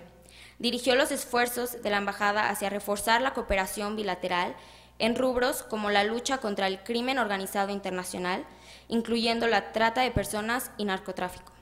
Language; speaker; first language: Spanish; native; Spanish